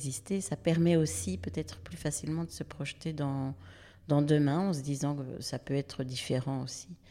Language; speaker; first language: French; native; French